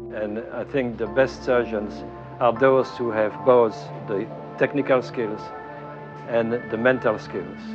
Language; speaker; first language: English; non-native, fluent; French